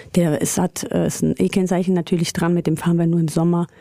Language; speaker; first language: German; early bilingual, other home language; Greek